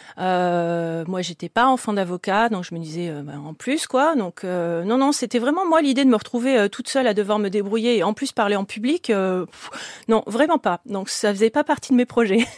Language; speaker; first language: French; native; French